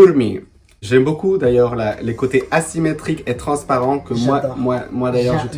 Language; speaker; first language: French; non-native, fluent; Spanish